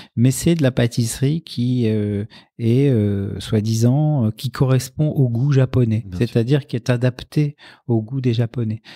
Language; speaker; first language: French; native; French